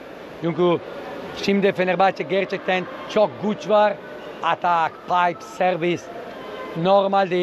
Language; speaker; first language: Turkish; non-native, learner; Italian